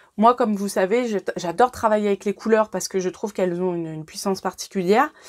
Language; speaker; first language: French; native; French